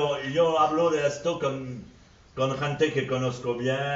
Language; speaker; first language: Spanish; non-native, fluent; French